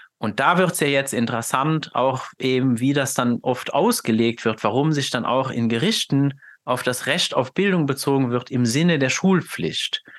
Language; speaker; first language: German; non-native, fluent; Luxembourgish